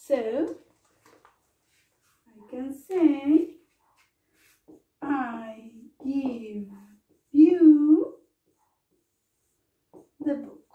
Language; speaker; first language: English; non-native, fluent; Spanish